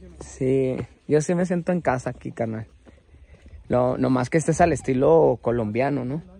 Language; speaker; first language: Spanish; native; Spanish